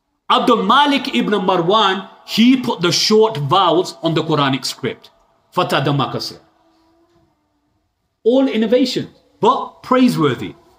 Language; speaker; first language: English; early bilingual, other home language; Urdu